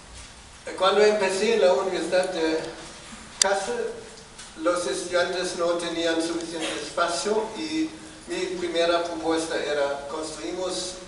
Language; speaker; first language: Spanish; non-native, fluent; German